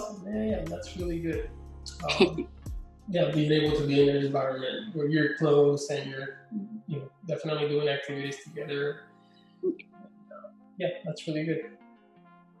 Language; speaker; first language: English; non-native, fluent; Spanish